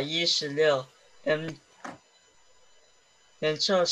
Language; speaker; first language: Chinese; early bilingual, heritage; Chinese